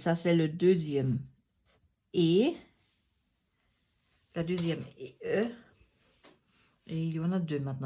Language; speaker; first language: French; non-native, fluent; German